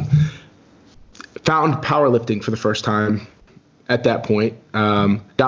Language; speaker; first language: English; native; English